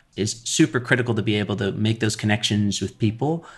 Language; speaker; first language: English; native; English